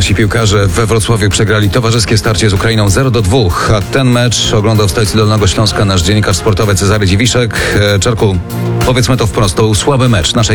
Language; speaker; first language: Polish; native; Polish